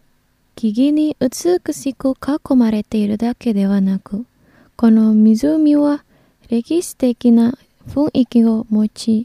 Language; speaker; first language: Japanese; non-native, fluent; Indonesian